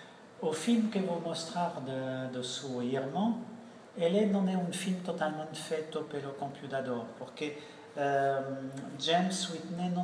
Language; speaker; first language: Portuguese; non-native, fluent; French